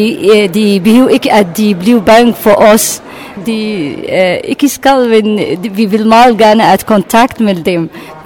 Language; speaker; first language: Danish; non-native, learner; Arabic